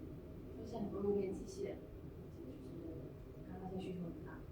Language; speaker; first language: Chinese; native; Chinese